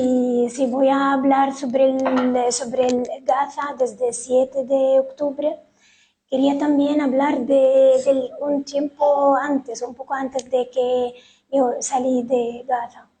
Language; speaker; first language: Spanish; non-native, fluent; Arabic